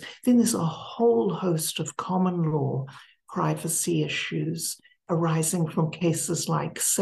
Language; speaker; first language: English; native; English